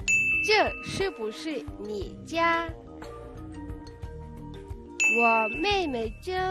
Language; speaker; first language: Chinese; non-native, fluent; Mongolian